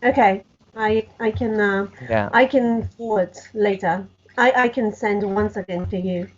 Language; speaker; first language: English; non-native, fluent; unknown